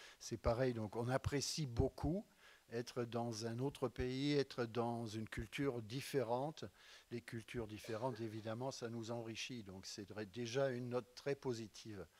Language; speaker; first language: French; non-native, fluent; German